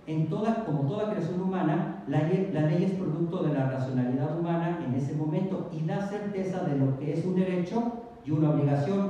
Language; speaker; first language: Spanish; native; Spanish